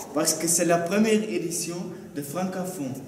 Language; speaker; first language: French; non-native, learner; Dutch